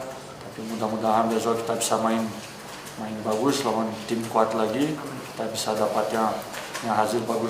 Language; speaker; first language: Indonesian; non-native, fluent; Portuguese